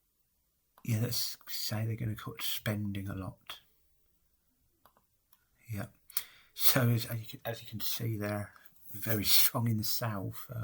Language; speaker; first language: English; native; English